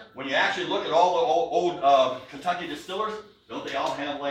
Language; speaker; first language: English; native; English